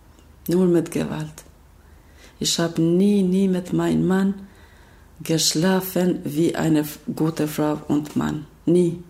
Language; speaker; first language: German; non-native, learner; Albanian